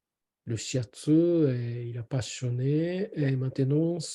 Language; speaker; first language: French; non-native, learner; Japanese